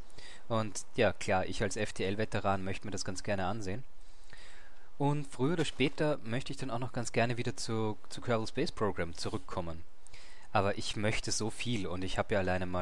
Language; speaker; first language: German; native; German